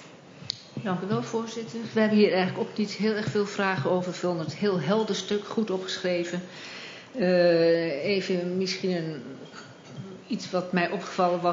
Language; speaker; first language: Dutch; native; Dutch